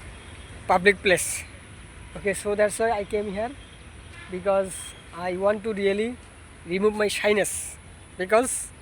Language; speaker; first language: English; non-native, learner; Bangla